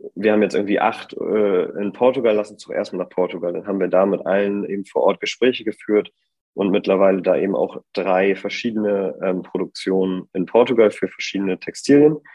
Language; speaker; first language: German; native; German